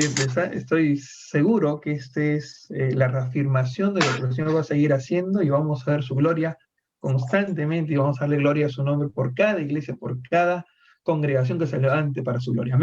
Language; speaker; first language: Spanish; native; Spanish